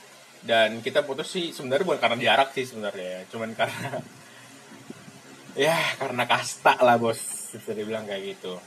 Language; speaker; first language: Indonesian; native; Indonesian